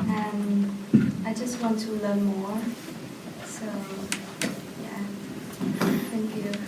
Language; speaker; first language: English; non-native, learner; Vietnamese